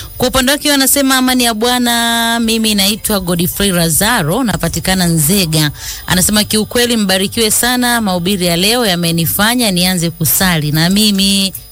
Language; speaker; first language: Swahili; native; Swahili